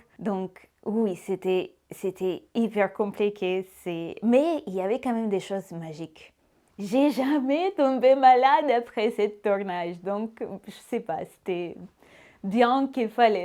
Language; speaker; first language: French; non-native, fluent; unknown